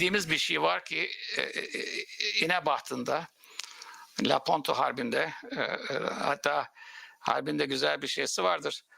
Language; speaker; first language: Turkish; native; Turkish